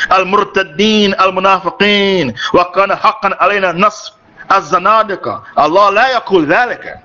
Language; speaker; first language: Arabic; non-native, fluent; English